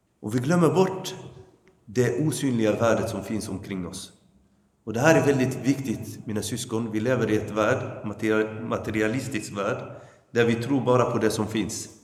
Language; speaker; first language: Swedish; early bilingual, other home language; Arabic